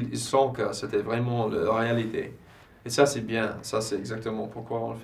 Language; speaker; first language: French; non-native, fluent; English